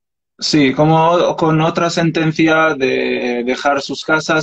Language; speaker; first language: Spanish; non-native, learner; Arabic